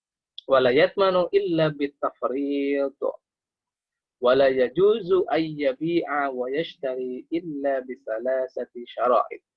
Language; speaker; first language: Arabic; non-native, fluent; Indonesian